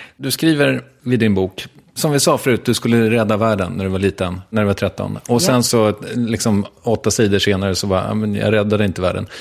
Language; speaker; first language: Swedish; native; Swedish